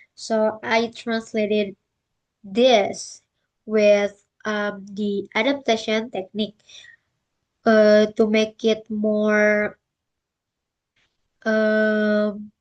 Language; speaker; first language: English; non-native, learner; Indonesian